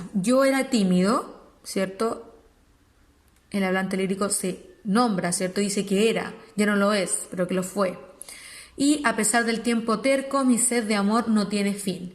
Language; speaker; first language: Spanish; native; Spanish